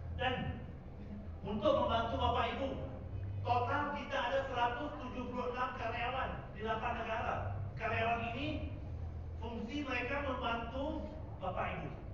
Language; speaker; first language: Indonesian; non-native, fluent; Tamil